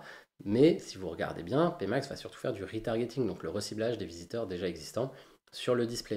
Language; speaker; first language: French; native; French